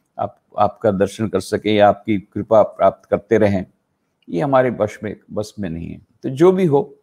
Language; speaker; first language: Hindi; non-native, local second language; Gujarati